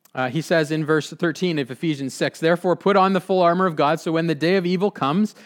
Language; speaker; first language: English; native; English